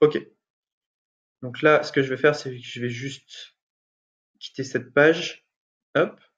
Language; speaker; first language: French; native; French